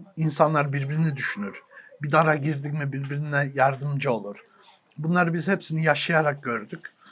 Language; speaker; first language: Turkish; early bilingual, heritage; Turkish